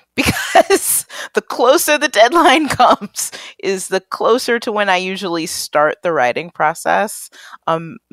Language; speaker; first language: English; native; English